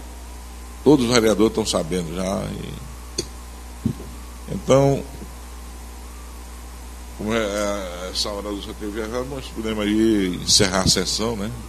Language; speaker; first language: Portuguese; native; Portuguese